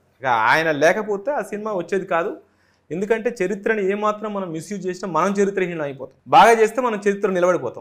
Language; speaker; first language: Telugu; native; Telugu